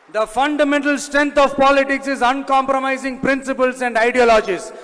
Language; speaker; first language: English; non-native, local second language; Tamil